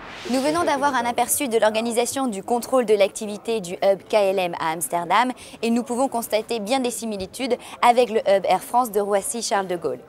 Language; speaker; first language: French; native; French